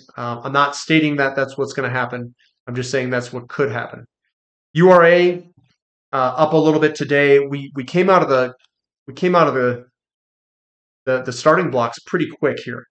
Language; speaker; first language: English; native; English